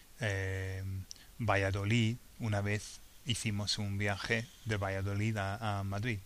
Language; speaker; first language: Spanish; non-native, fluent; English